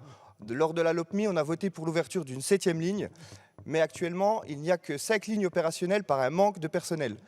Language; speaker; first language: French; native; French